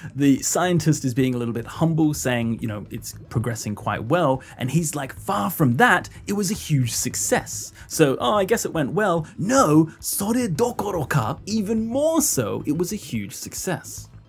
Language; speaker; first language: English; native; English